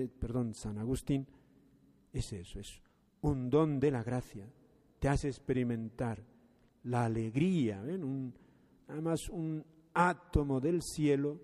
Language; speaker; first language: Spanish; native; Spanish